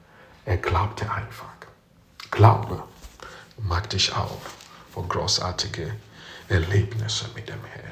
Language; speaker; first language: German; non-native, fluent; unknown